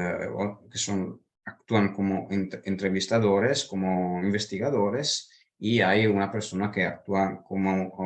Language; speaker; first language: Spanish; non-native, fluent; Italian